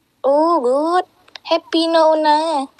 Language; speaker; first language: English; non-native, learner; Indonesian